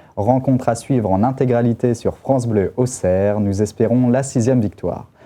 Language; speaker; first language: French; native; French